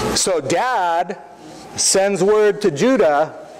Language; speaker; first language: English; native; English